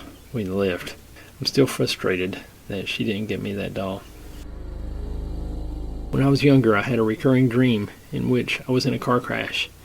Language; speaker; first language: English; native; English